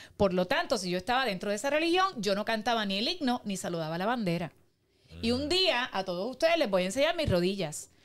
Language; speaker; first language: Spanish; native; Spanish